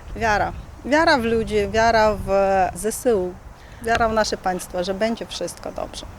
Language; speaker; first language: Polish; non-native, fluent; Ukrainian